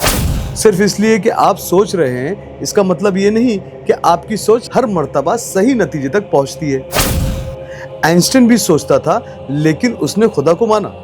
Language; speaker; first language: Hindi; native; Hindi